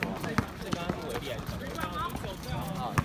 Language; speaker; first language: Chinese; native; Chinese